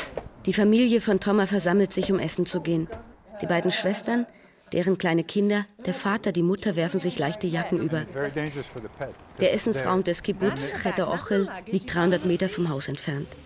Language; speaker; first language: German; native; German